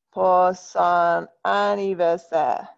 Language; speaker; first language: French; non-native, fluent; English